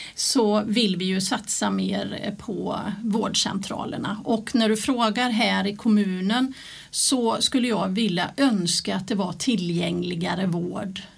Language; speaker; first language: Swedish; native; Swedish